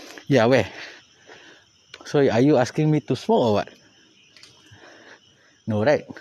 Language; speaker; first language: English; non-native, local second language; Malay